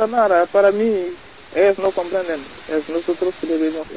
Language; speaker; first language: Spanish; non-native, learner; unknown